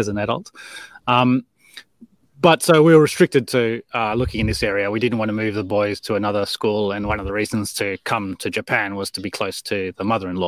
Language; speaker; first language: English; native; English